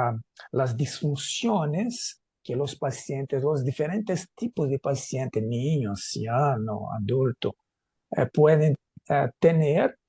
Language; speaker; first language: Spanish; non-native, fluent; Portuguese